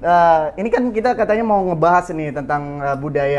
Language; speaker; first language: Indonesian; native; Indonesian